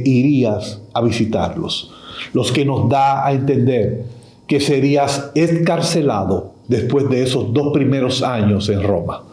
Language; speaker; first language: Spanish; native; Spanish